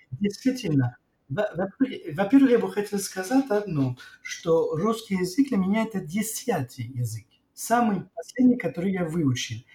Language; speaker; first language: Russian; non-native, fluent; French